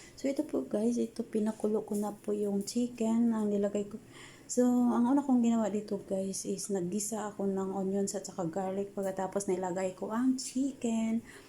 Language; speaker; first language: Filipino; non-native, local second language; Cebuano